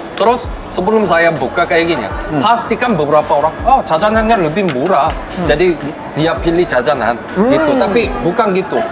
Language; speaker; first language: Indonesian; non-native, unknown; Korean